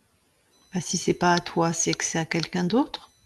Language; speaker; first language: French; native; French